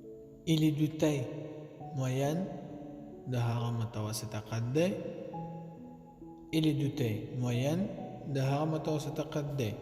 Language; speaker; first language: French; non-native, learner; Pashto